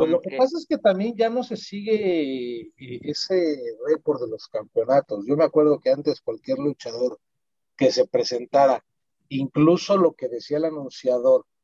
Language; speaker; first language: Spanish; native; Spanish